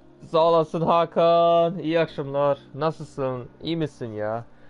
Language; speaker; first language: Turkish; early bilingual, other home language; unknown